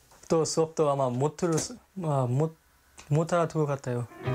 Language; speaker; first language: Korean; non-native, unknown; Bangla